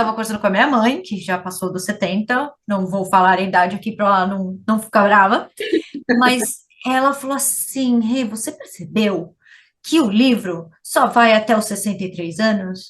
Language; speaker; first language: Portuguese; native; Portuguese